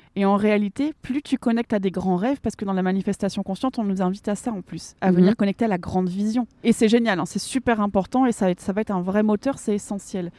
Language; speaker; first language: French; native; French